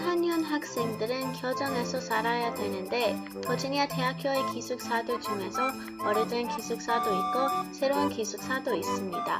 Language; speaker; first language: Korean; non-native, learner; English